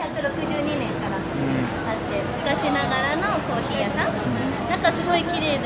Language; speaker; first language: Japanese; native; Japanese